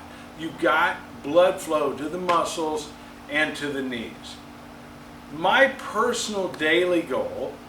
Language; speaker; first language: English; native; English